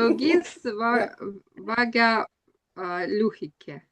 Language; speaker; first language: Estonian; non-native, learner; Russian